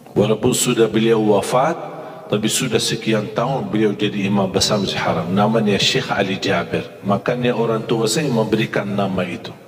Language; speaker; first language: Malay; non-native, fluent; Arabic